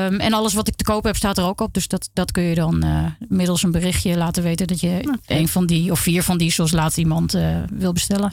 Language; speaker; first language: Dutch; native; Dutch